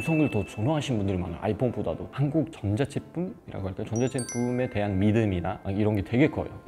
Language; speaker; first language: Korean; non-native, fluent; Uzbek